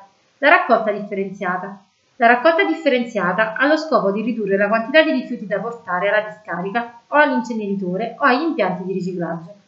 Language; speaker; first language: Italian; native; Italian